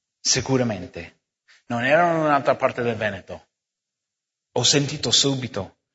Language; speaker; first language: Italian; non-native, fluent; English